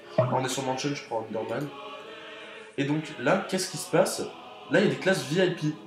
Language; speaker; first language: French; native; French